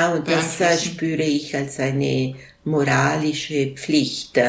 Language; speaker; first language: German; non-native, local second language; Italian